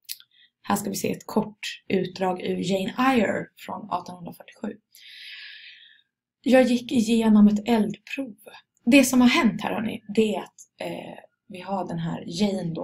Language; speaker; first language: Swedish; native; Swedish